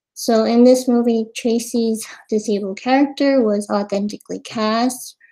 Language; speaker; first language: English; native; English